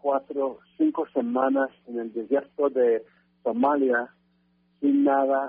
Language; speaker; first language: Spanish; non-native, fluent; French